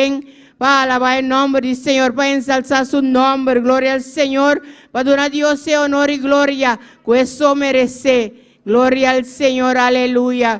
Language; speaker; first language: Spanish; non-native, learner; Papiamento